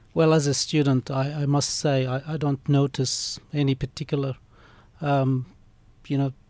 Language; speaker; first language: English; early bilingual, other home language; Arabic